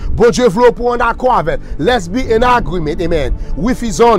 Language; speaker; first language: English; non-native, fluent; Haitian Creole